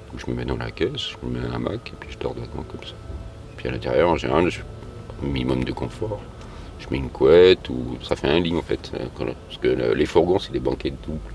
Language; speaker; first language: French; native; French